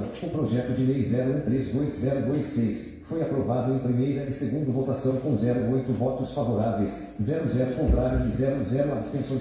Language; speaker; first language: Portuguese; native; Portuguese